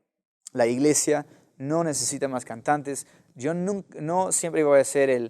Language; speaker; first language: Spanish; non-native, fluent; English